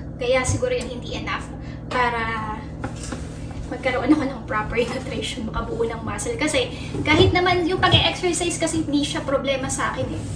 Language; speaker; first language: Filipino; native; Filipino